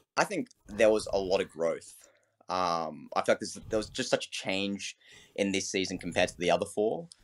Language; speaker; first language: English; native; English